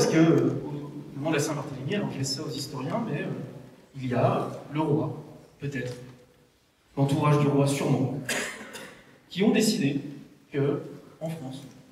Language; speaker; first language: French; native; French